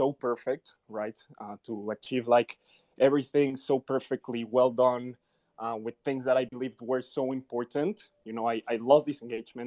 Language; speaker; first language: English; non-native, fluent; Spanish